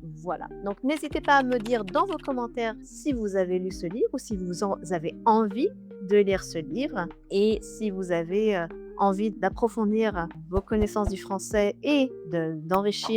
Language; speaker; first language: French; native; French